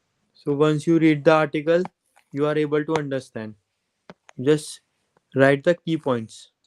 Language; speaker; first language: English; non-native, local second language; Hindi